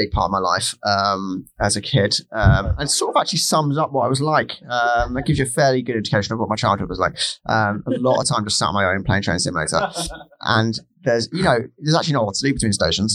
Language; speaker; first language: English; native; English